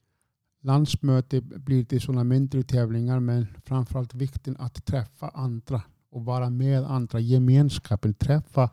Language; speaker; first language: Swedish; non-native, fluent; Icelandic